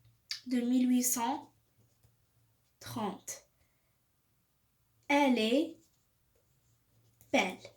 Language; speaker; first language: French; non-native, local second language; Arabic